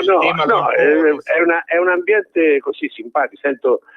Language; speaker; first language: Italian; native; Italian